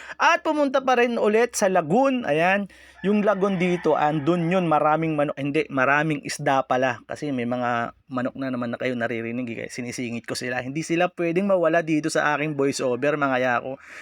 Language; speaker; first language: Filipino; non-native, local second language; Bikol